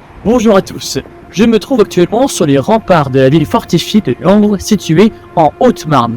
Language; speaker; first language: French; native; French